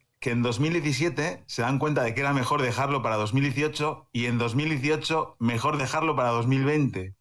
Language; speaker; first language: Spanish; native; Spanish